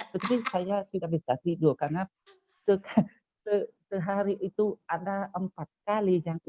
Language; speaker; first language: Indonesian; non-native, learner; Khmer